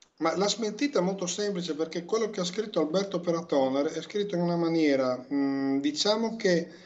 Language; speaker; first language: Italian; native; Italian